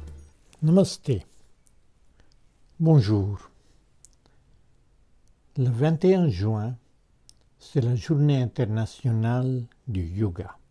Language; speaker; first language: French; non-native, fluent; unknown